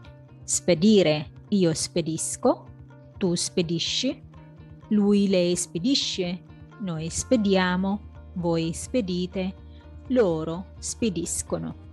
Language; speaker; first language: Italian; non-native, fluent; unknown